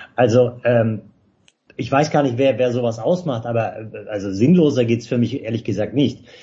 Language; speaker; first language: German; native; German